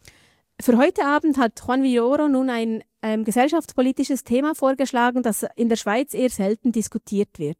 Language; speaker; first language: German; native; German